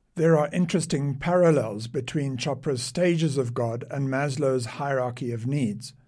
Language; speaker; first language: English; native; English